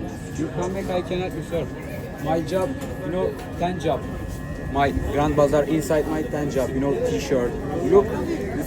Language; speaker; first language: English; non-native, learner; Turkish